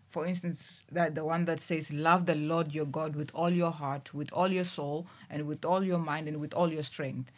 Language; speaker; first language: English; non-native, local second language; Venda